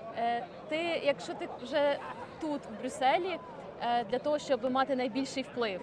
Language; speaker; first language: Ukrainian; native; Ukrainian